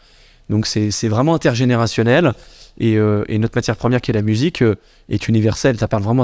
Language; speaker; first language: French; native; French